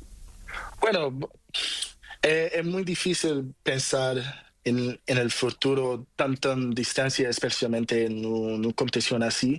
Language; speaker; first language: Spanish; non-native, learner; Portuguese